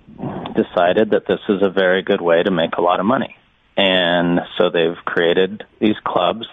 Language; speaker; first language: English; native; English